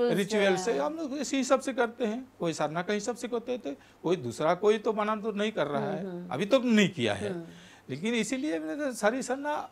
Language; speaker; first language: Hindi; non-native, local second language; Santali